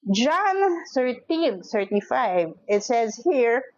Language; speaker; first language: English; non-native, local second language; Filipino